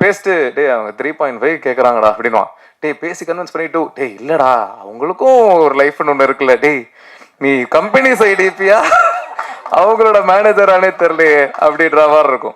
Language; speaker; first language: Tamil; native; Tamil